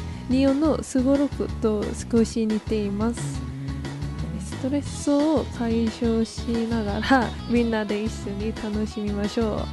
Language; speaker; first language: Japanese; non-native, learner; Korean